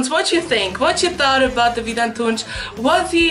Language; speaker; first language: English; non-native, fluent; Portuguese